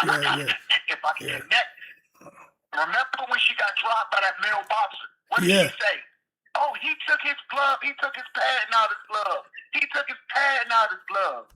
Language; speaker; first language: English; native; English